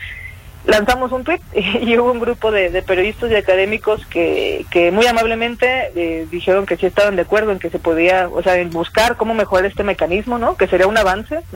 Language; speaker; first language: Spanish; native; Spanish